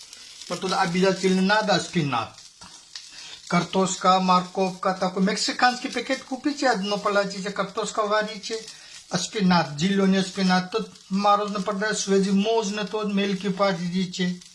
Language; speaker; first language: Russian; non-native, learner; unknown